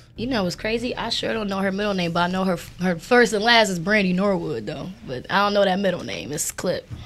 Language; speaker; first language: English; native; English